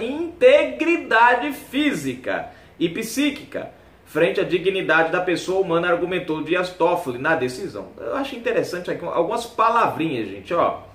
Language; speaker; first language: Portuguese; native; Portuguese